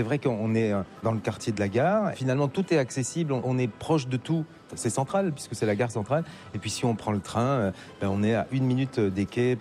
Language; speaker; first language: French; native; French